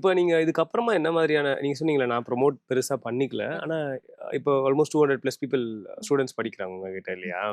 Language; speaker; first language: Tamil; native; Tamil